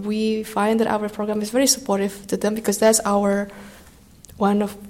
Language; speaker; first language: English; non-native, fluent; Indonesian